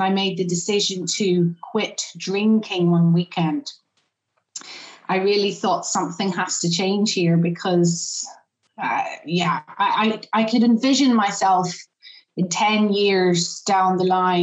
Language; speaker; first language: English; native; English